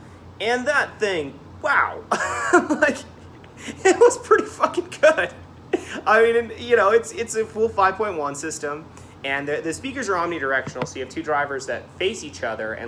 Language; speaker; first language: English; native; English